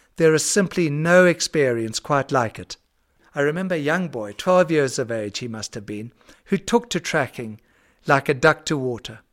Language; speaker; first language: English; native; English